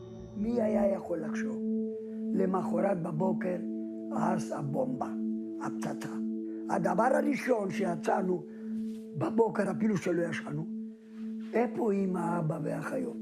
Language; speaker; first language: Hebrew; non-native, fluent; Ladino